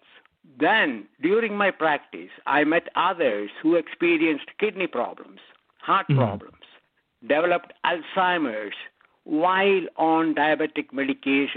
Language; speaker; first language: English; non-native, local second language; Malayalam